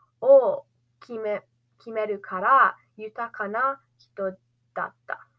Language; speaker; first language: Japanese; non-native, learner; English